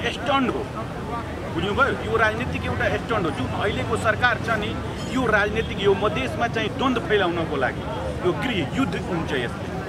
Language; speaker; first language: Nepali; non-native, local second language; Maithili